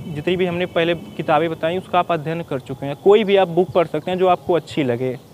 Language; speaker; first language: Hindi; native; Hindi